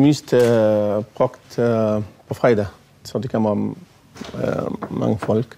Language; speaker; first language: Danish; non-native, fluent; Arabic